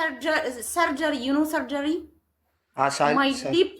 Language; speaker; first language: English; non-native, learner; Amharic